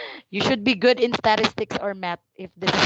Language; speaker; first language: English; non-native, fluent; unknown